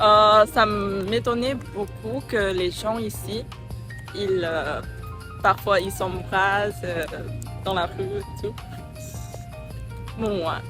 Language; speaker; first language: French; non-native, learner; Thai